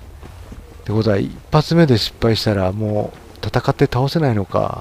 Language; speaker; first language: Japanese; native; Japanese